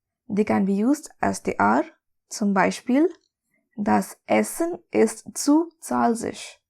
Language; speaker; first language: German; non-native, fluent; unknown